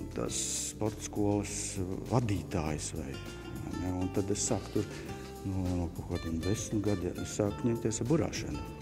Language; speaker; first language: Latvian; native; Latvian